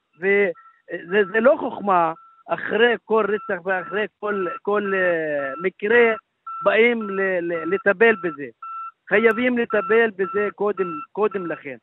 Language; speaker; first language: Hebrew; non-native, local second language; Arabic